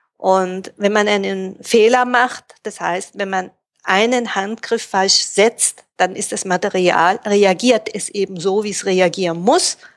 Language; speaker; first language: German; native; German